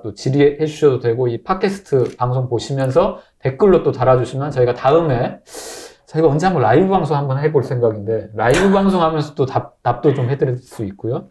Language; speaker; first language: Korean; native; Korean